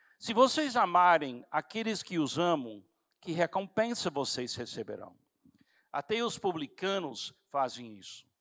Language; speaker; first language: Portuguese; non-native, fluent; English